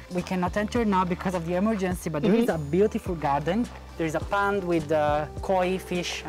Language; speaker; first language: English; non-native, fluent; Italian